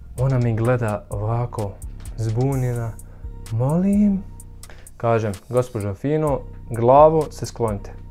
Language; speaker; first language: Bosnian; non-native, fluent; Arabic